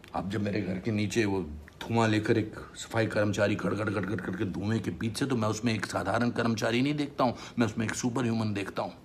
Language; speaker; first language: Hindi; native; Hindi